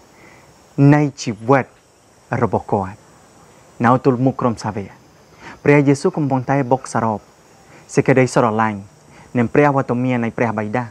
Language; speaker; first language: Khmer; non-native, fluent; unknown